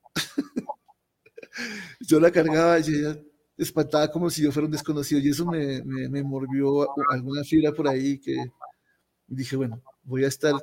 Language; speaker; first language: Spanish; native; Spanish